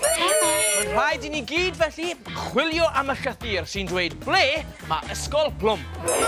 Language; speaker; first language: Welsh; native; Welsh